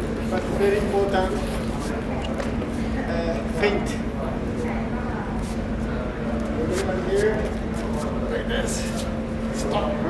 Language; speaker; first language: English; non-native, learner; Spanish